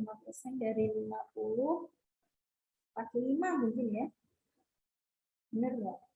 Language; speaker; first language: Indonesian; native; Indonesian